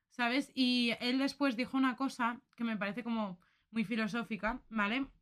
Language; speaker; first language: Spanish; native; Spanish